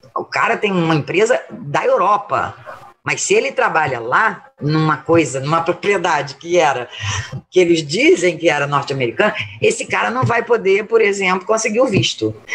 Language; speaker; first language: Portuguese; native; Portuguese